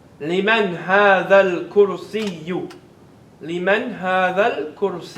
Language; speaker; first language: Arabic; non-native, fluent; English